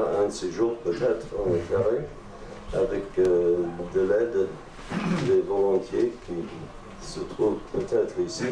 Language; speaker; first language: French; non-native, fluent; English